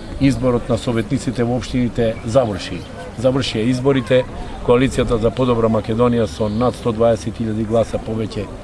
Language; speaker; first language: Macedonian; non-native, local second language; Turkish